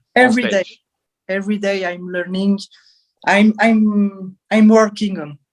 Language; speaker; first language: English; non-native, learner; French